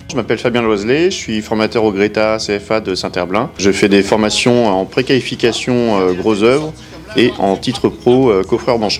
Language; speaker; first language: French; native; French